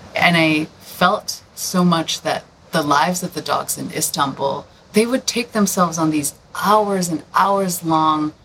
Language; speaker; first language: English; non-native, local second language; Cantonese